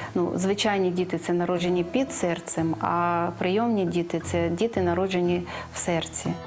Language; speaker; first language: Ukrainian; native; Ukrainian